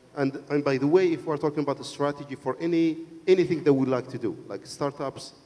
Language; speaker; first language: English; non-native, fluent; Arabic